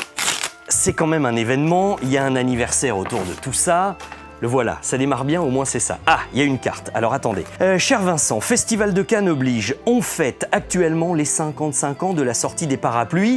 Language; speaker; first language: French; native; French